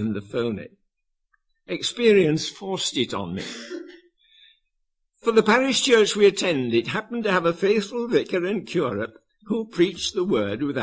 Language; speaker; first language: English; native; English